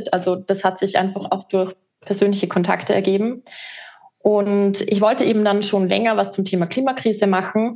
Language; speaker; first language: German; native; German